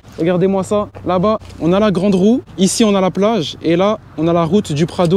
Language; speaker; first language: French; native; French